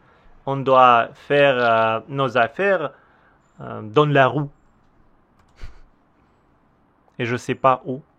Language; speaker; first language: French; non-native, learner; Russian